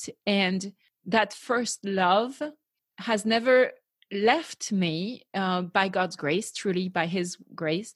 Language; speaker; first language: English; non-native, fluent; French